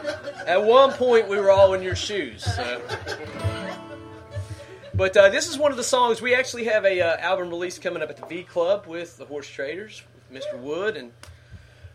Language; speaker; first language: English; native; English